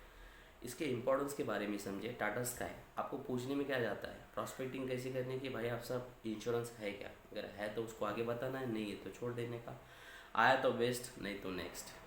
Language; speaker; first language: Hindi; non-native, local second language; Marathi